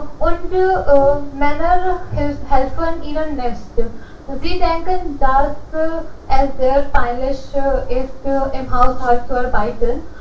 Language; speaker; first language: German; non-native, learner; Hindi